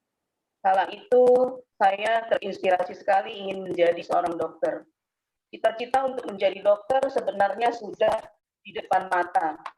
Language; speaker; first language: Indonesian; native; Indonesian